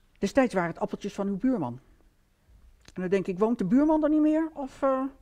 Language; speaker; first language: Dutch; native; Dutch